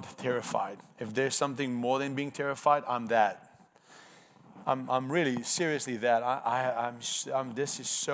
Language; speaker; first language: English; non-native, local second language; Afrikaans